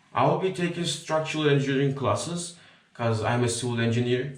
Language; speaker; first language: English; non-native, learner; Turkish